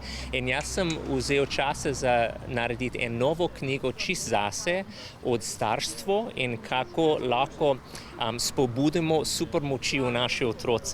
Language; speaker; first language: Slovenian; non-native, learner; English